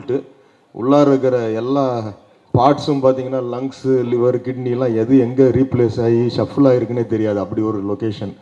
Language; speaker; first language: Tamil; native; Tamil